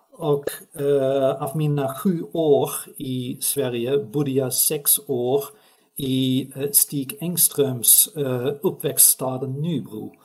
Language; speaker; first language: Swedish; non-native, fluent; Dutch